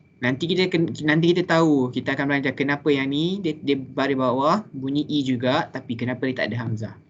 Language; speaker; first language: Malay; native; Malay